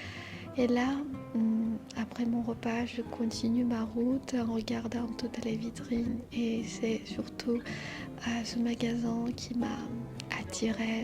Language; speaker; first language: French; non-native, fluent; Armenian